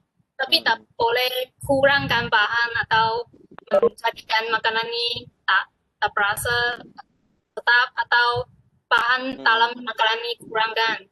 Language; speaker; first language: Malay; non-native, local second language; Chinese